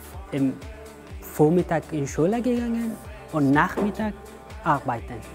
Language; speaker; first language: German; non-native, learner; Persian